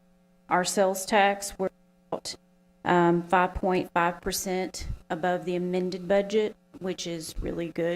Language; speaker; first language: English; native; English